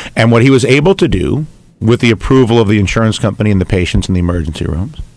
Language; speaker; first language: English; native; English